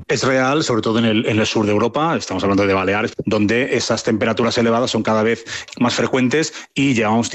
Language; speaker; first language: Spanish; native; Spanish